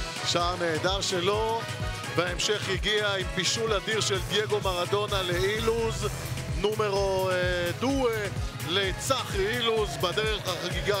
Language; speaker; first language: Hebrew; native; Hebrew